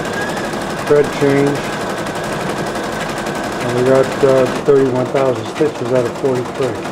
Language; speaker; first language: English; native; English